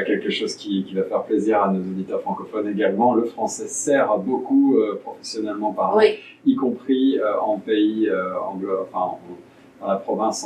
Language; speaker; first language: French; native; French